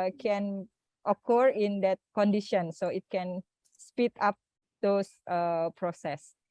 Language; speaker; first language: English; non-native, fluent; Indonesian